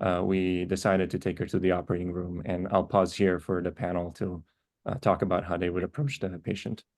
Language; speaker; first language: English; native; English